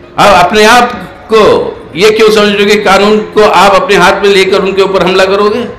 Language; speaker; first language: Hindi; non-native, local second language; Telugu